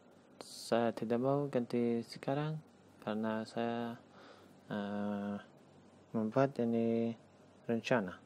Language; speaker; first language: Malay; non-native, learner; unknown